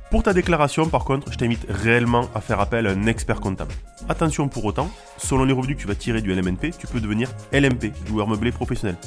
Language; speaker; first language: French; native; French